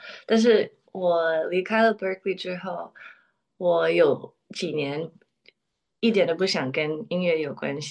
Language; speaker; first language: Chinese; early bilingual, other home language; English